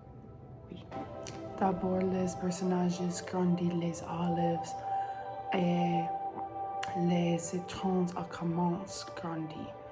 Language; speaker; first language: French; non-native, learner; English